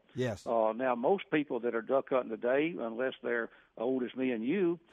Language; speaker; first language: English; native; English